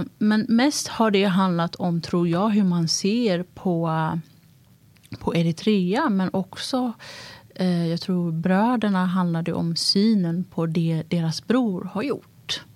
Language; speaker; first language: Swedish; early bilingual, other home language; Tigrinya